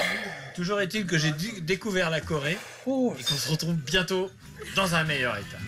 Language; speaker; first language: French; native; French